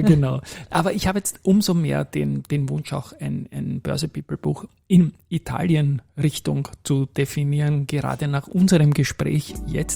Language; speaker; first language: German; native; German